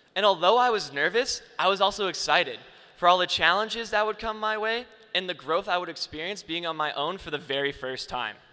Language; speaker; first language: English; native; English